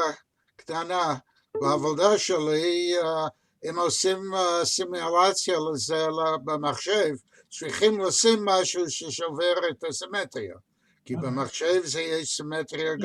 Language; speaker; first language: Hebrew; non-native, fluent; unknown